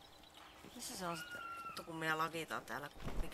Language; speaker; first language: Finnish; native; Finnish